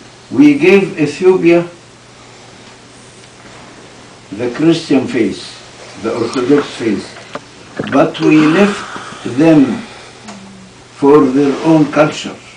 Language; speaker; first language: English; non-native, fluent; Arabic